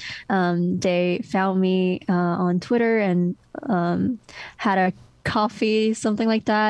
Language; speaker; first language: English; non-native, local second language; Cantonese